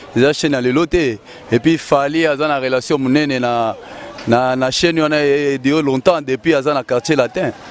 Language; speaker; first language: Lingala; native; Lingala